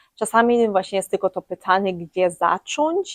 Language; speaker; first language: Polish; early bilingual, heritage; English